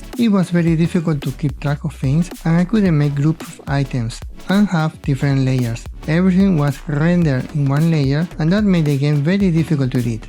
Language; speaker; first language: English; non-native, fluent; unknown